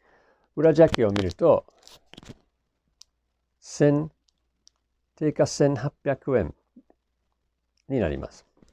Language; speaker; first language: Japanese; non-native, fluent; English